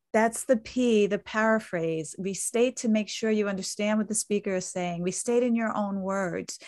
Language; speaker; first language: English; native; English